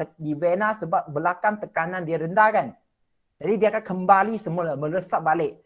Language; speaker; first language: Malay; non-native, local second language; Chinese